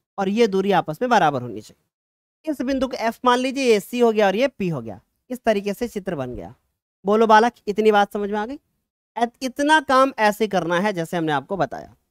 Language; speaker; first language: Hindi; native; Hindi